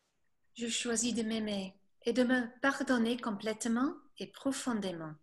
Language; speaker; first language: French; non-native, fluent; English